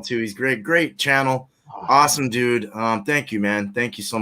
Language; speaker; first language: English; native; English